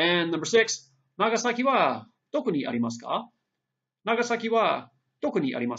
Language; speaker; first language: Japanese; non-native, fluent; English